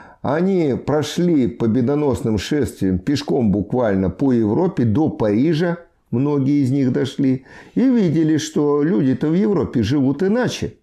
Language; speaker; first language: Russian; native; Russian